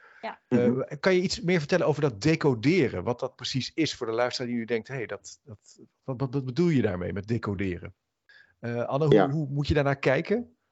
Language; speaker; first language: Dutch; native; Dutch